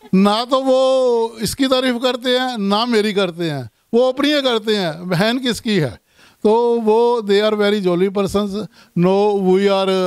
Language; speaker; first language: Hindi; non-native, local second language; Punjabi